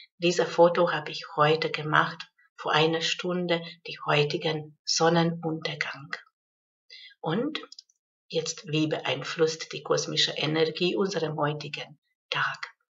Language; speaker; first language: German; non-native, fluent; Hungarian